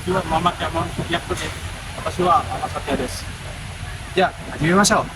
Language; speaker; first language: Japanese; non-native, learner; Indonesian